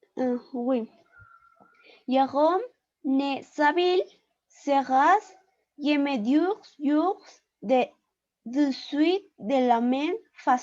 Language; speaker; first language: French; non-native, learner; Spanish